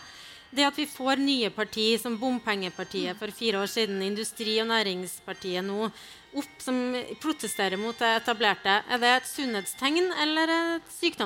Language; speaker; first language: Norwegian; native; Norwegian